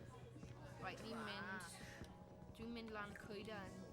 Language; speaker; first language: Welsh; non-native, local second language; English